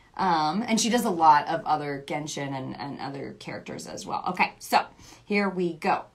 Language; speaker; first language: English; native; English